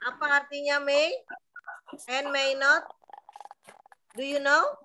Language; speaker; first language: English; non-native, learner; Indonesian